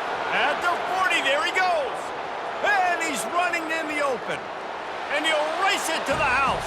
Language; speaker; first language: English; native; English